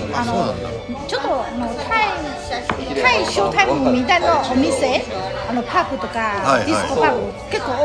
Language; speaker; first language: Japanese; non-native, fluent; Chinese